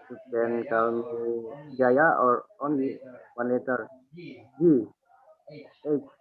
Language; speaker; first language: English; non-native, learner; Indonesian